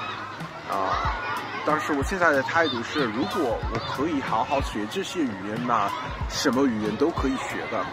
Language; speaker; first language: Chinese; non-native, fluent; English